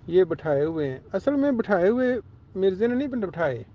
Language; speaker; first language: Urdu; non-native, local second language; Punjabi